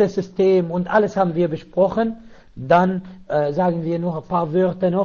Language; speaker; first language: German; non-native, fluent; Arabic